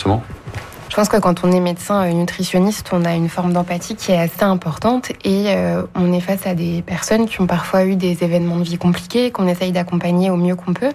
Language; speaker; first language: French; native; French